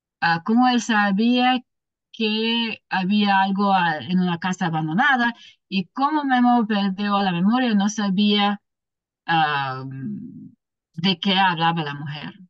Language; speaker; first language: Spanish; non-native, learner; English